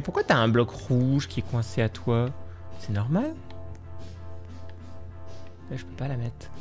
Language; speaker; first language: French; native; French